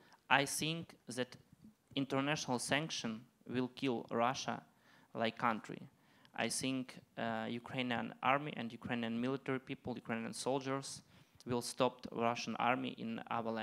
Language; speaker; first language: English; non-native, learner; Ukrainian